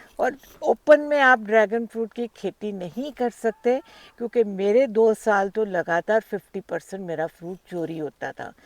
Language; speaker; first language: Hindi; non-native, local second language; Punjabi